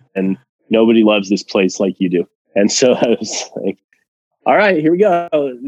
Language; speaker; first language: English; non-native, fluent; Spanish